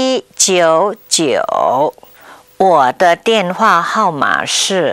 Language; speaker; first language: Chinese; non-native, fluent; Thai